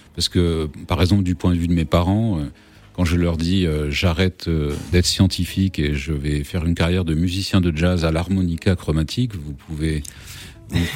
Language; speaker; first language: French; native; French